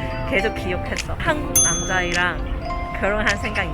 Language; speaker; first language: Korean; non-native, learner; Cantonese